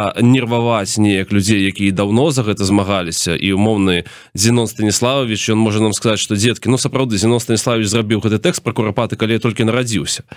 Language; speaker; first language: Belarusian; non-native, local second language; Russian